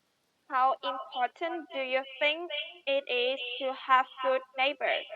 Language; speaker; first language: English; non-native, learner; Vietnamese